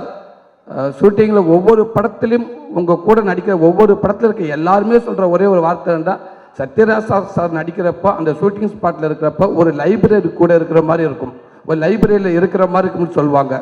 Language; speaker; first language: Tamil; native; Tamil